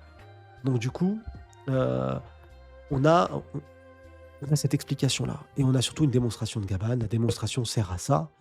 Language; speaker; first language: French; native; French